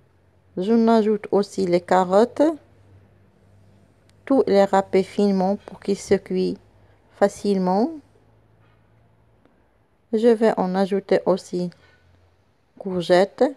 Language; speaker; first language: French; non-native, local second language; Arabic